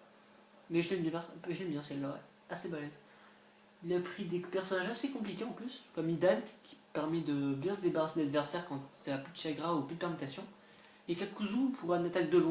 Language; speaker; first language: French; native; French